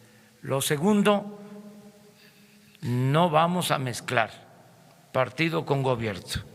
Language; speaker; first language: Spanish; native; Spanish